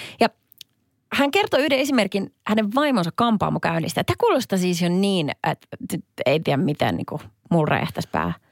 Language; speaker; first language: Finnish; native; Finnish